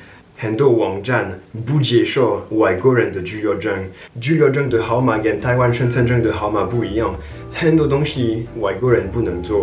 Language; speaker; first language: Chinese; non-native, fluent; French